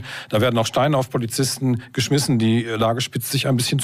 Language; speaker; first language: German; native; German